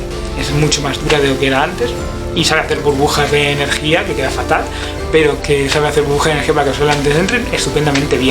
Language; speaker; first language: Spanish; native; Spanish